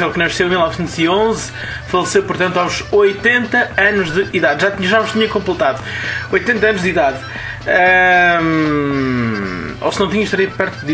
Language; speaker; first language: Portuguese; native; Portuguese